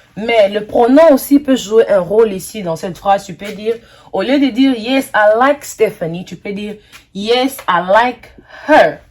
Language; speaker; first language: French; non-native, local second language; Lingala